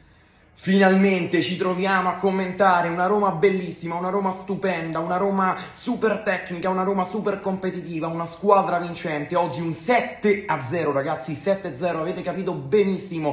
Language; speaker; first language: Italian; native; Italian